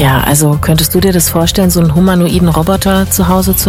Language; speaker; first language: German; native; German